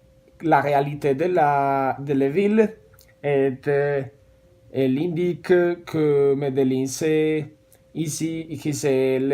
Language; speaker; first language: French; non-native, learner; Spanish